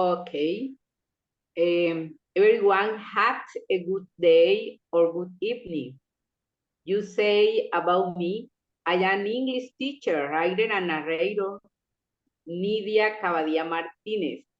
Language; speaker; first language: English; non-native, local second language; Spanish